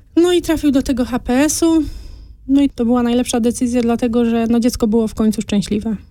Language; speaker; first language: Polish; native; Polish